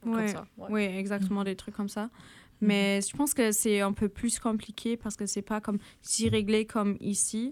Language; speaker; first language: French; non-native, fluent; German